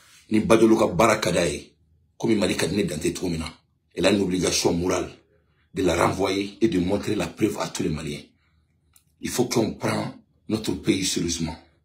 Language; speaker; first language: French; non-native, local second language; Bambara